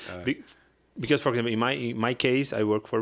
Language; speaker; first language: English; non-native, learner; Portuguese